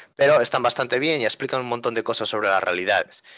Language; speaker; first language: Spanish; native; Spanish